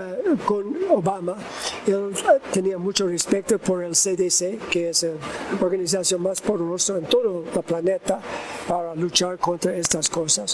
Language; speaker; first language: Spanish; non-native, learner; English